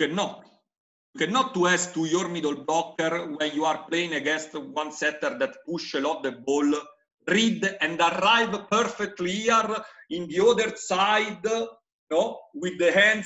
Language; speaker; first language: English; non-native, fluent; Italian